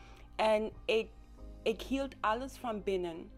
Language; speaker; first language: Dutch; non-native, local second language; English